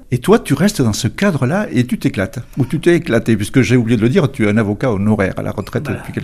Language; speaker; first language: French; native; French